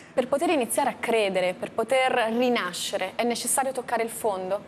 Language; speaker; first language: Italian; native; Italian